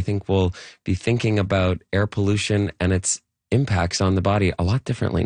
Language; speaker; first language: English; native; English